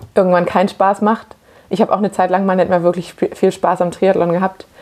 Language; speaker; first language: German; native; German